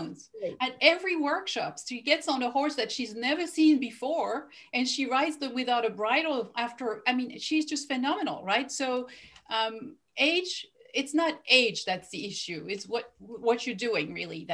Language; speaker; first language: English; non-native, fluent; French